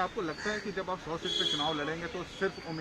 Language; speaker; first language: Hindi; native; Hindi